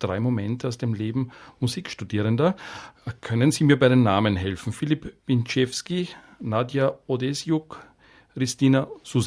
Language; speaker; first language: German; native; German